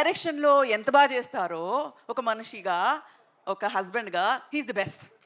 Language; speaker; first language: Telugu; non-native, local second language; Tamil